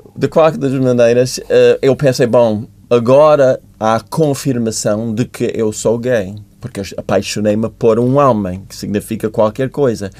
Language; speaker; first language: Portuguese; non-native, fluent; English